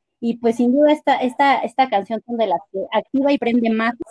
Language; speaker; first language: Spanish; native; Spanish